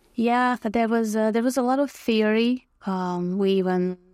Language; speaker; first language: English; non-native, fluent; Croatian